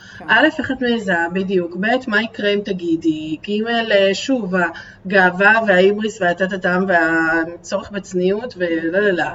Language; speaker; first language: Hebrew; early bilingual, other home language; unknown